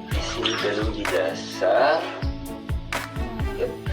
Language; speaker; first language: Indonesian; non-native, learner; French